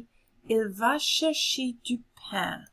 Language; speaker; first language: French; non-native, fluent; English